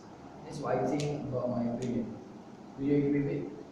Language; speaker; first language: English; non-native, learner; Malay